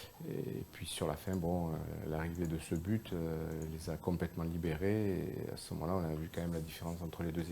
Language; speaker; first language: French; native; French